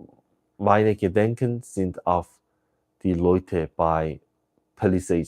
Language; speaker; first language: German; non-native, learner; English